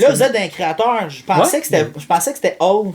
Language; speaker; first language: French; native; French